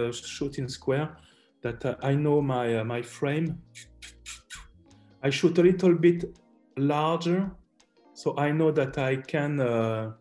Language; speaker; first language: English; non-native, learner; French